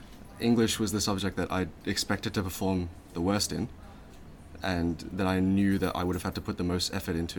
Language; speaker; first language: English; early bilingual, other home language; Chinese